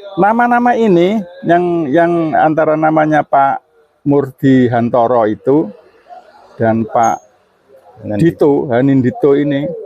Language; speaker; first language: Indonesian; non-native, local second language; Javanese